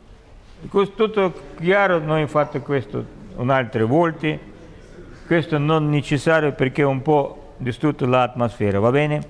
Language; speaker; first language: Italian; non-native, learner; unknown